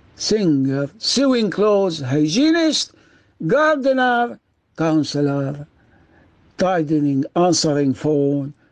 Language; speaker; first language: English; non-native, fluent; Arabic